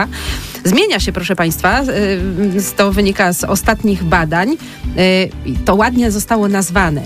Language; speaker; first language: Polish; native; Polish